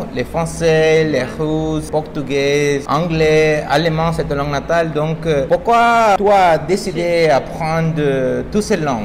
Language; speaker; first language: French; non-native, learner; English